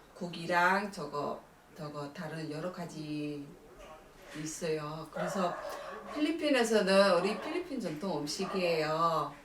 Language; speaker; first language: Korean; non-native, learner; Filipino